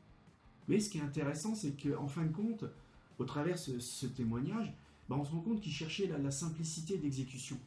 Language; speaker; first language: French; native; French